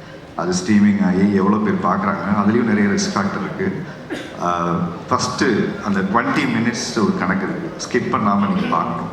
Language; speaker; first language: Tamil; native; Tamil